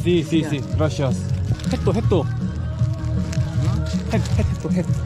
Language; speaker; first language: Spanish; non-native, learner; Korean